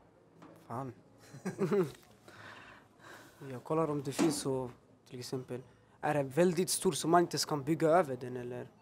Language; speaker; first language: Swedish; early bilingual, other home language; Albanian